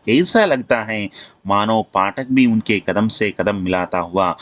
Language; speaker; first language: Hindi; non-native, local second language; Telugu